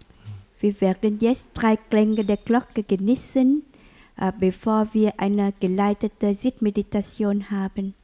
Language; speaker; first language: German; non-native, learner; Vietnamese